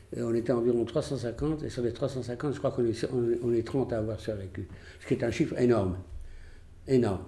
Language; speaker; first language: French; early bilingual, other home language; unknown